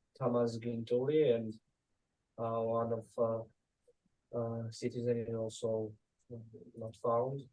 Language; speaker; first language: English; non-native, learner; Georgian